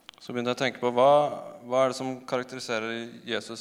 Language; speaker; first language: Norwegian; native; Norwegian